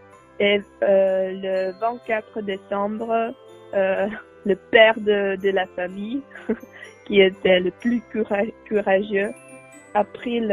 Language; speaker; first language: French; non-native, learner; Czech